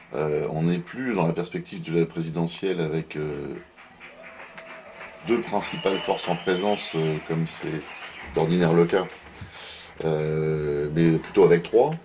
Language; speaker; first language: French; native; French